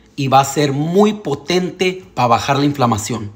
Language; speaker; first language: Spanish; early bilingual, heritage; Spanish